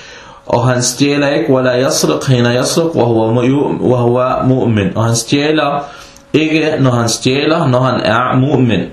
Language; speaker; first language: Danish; non-native, fluent; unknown